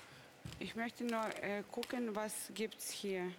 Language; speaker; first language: German; non-native, fluent; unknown